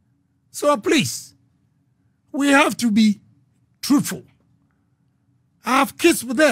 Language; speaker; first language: English; non-native, local second language; Akan